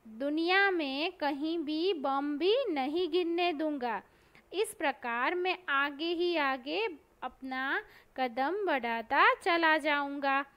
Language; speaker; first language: Hindi; non-native, local second language; Gujarati